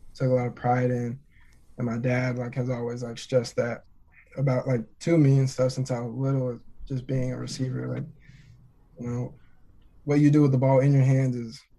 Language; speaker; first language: English; native; English